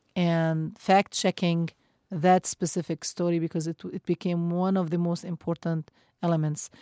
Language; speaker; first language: English; non-native, fluent; Arabic